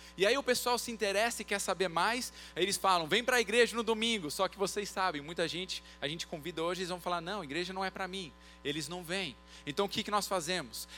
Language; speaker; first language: Portuguese; early bilingual, other home language; English